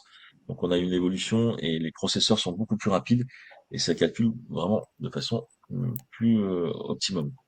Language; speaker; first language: French; native; French